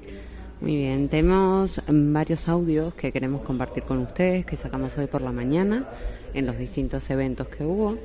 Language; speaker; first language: Spanish; native; Spanish